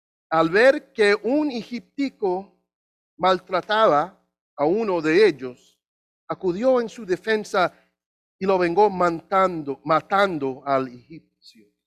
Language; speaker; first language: Spanish; non-native, learner; English